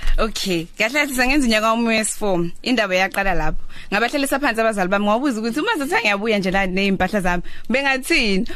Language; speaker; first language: Zulu; native; Zulu